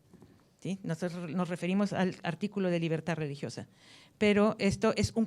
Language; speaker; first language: Spanish; native; Spanish